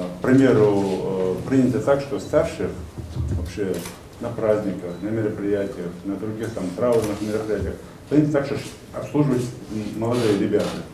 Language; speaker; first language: Russian; non-native, local second language; Ingush